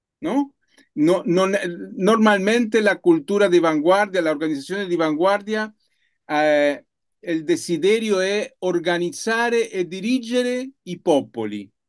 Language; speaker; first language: Italian; non-native, learner; Spanish